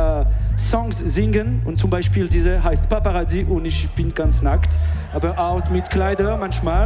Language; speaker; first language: German; non-native, learner; French